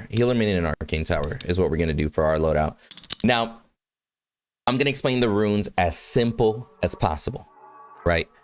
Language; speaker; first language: English; native; English